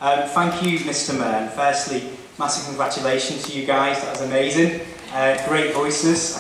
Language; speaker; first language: English; native; English